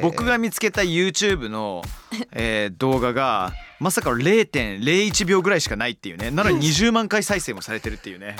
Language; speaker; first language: Japanese; native; Japanese